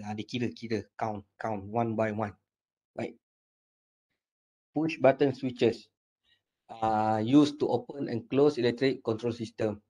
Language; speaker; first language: English; non-native, local second language; Malay